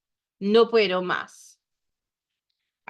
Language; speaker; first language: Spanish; non-native, fluent; English